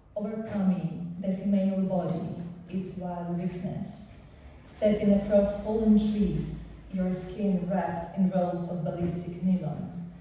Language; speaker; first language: English; non-native, fluent; Ukrainian